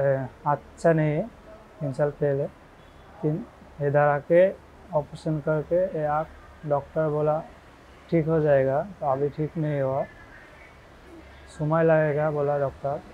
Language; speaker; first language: Hindi; non-native, local second language; Bangla